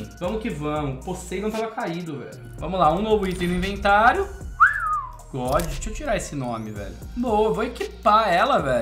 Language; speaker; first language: Portuguese; native; Portuguese